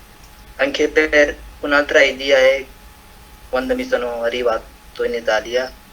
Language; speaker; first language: Italian; non-native, learner; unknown